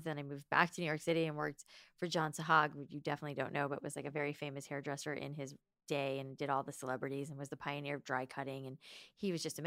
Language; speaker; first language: English; native; English